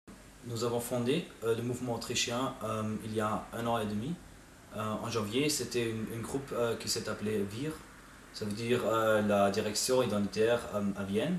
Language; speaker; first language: French; non-native, fluent; German